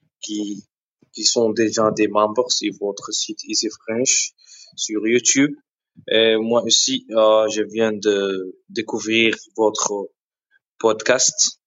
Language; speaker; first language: French; non-native, learner; Arabic